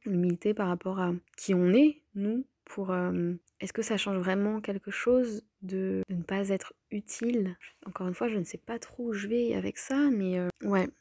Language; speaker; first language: French; native; French